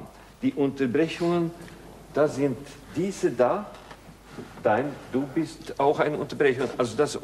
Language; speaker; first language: German; non-native, fluent; Swedish